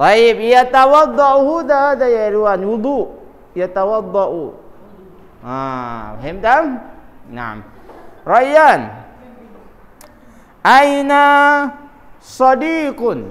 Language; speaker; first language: Arabic; non-native, fluent; Indonesian